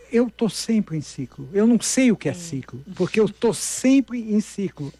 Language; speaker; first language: Portuguese; native; Portuguese